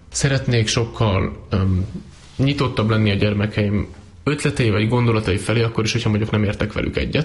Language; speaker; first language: Hungarian; native; Hungarian